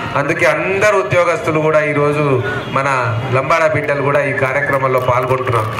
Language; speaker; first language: Telugu; non-native, local second language; Lambadi